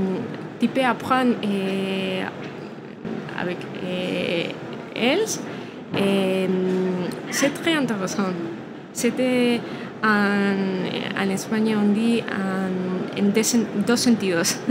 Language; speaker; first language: French; non-native, learner; Spanish